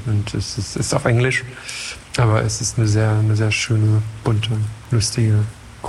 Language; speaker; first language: German; non-native, fluent; French